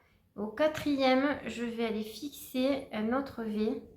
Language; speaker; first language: French; native; French